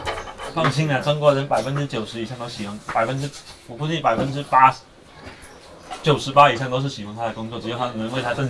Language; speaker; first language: Chinese; native; Chinese